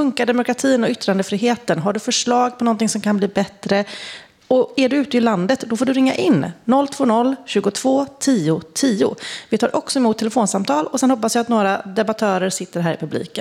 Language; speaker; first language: Swedish; native; Swedish